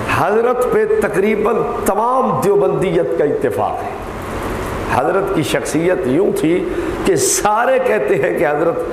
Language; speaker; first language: Urdu; native; Urdu